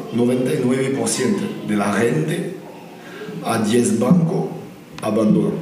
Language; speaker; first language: Spanish; non-native, fluent; French